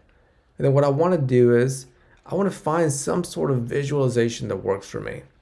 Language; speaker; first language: English; native; English